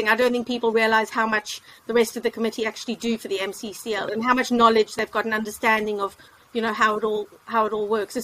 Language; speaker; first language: English; native; English